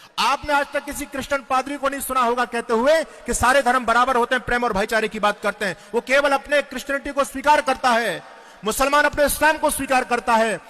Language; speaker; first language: Hindi; native; Hindi